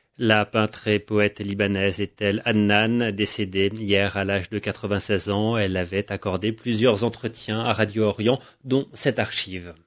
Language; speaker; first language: French; native; French